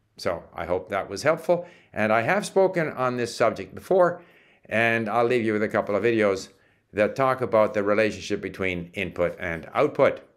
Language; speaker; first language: English; early bilingual, other home language; Czech